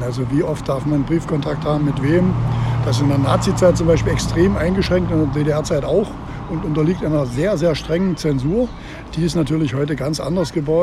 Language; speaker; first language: German; native; German